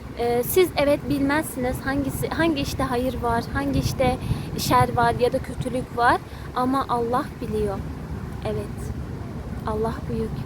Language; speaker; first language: Turkish; early bilingual, heritage; Uzbek